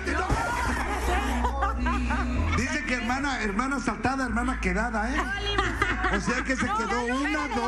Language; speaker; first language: Spanish; native; Spanish